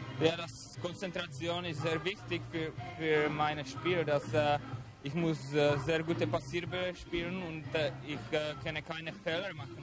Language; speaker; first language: German; non-native, learner; Czech